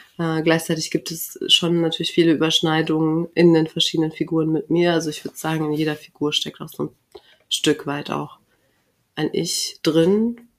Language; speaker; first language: German; early bilingual, other home language; Turkish